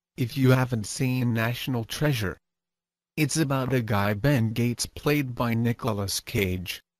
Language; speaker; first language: English; native; English